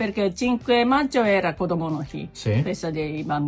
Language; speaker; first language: Italian; non-native, learner; Japanese